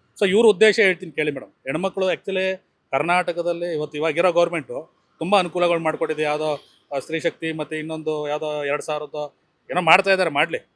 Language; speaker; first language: Kannada; native; Kannada